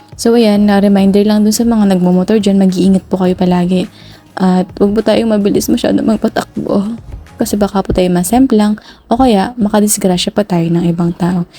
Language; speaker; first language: Filipino; native; Filipino